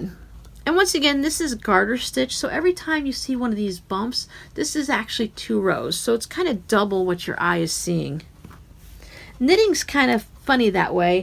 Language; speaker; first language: English; native; English